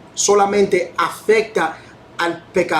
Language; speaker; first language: Spanish; non-native, fluent; English